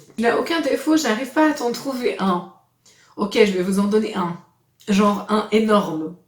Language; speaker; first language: French; native; French